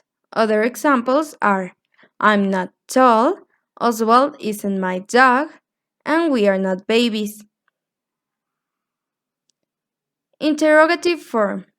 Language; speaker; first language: English; non-native, fluent; Spanish